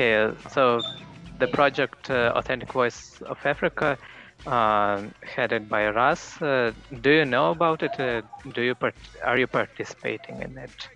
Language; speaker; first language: English; non-native, fluent; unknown